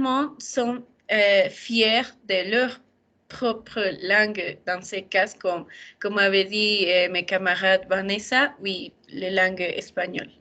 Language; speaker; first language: French; non-native, learner; Spanish